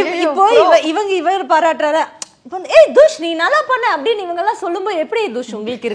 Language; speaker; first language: Tamil; native; Tamil